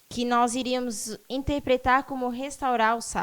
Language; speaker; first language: Portuguese; native; Portuguese